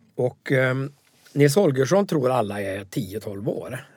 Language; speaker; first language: Swedish; native; Swedish